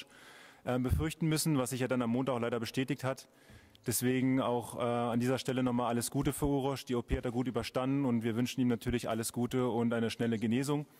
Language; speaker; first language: German; native; German